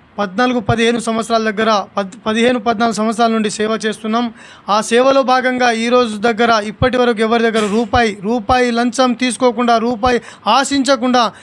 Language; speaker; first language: Telugu; non-native, local second language; Lambadi